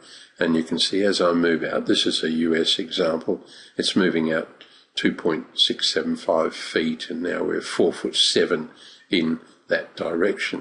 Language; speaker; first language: English; native; English